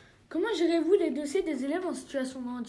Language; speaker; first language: French; native; French